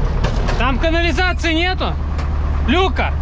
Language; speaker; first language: Russian; native; Russian